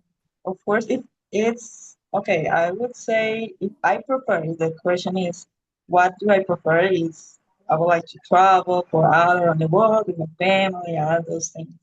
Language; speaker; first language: English; non-native, learner; Spanish